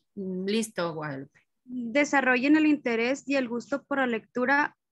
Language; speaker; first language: Spanish; native; Spanish